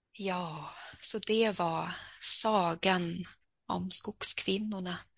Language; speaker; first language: Swedish; early bilingual, heritage; Swedish